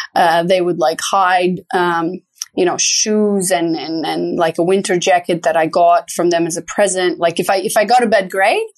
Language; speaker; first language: English; non-native, fluent; Romanian